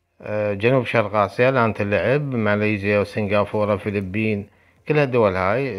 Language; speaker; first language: Arabic; native; Arabic